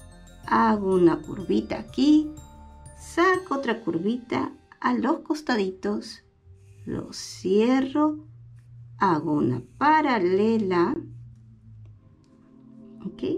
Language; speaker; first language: Spanish; native; Spanish